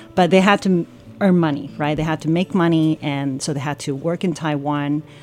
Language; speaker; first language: English; early bilingual, other home language; Chinese